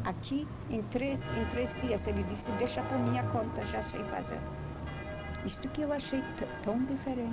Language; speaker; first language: Portuguese; non-native, fluent; German